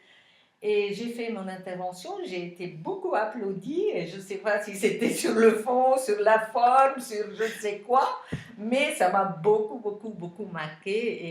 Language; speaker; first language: French; non-native, local second language; Arabic